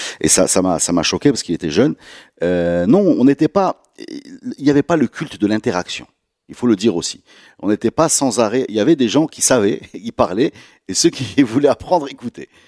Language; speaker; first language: French; non-native, local second language; Arabic